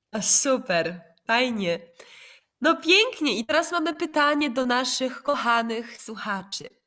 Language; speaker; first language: Polish; native; Polish